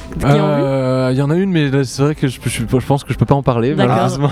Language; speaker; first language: French; native; French